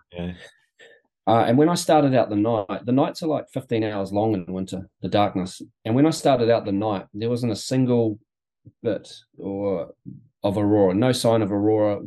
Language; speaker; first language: English; native; English